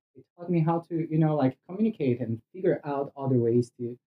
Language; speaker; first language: English; non-native, fluent; Portuguese